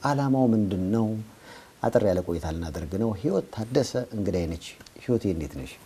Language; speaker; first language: Amharic; native; Amharic